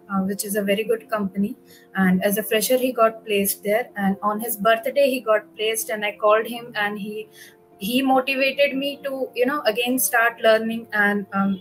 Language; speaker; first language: English; non-native, local second language; Odia